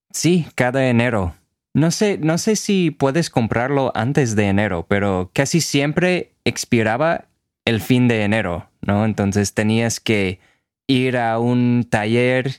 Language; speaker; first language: Spanish; non-native, fluent; English